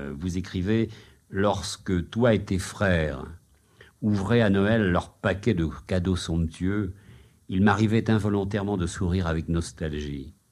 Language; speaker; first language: French; native; French